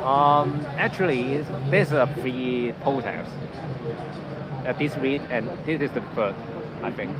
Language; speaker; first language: English; non-native, learner; Cantonese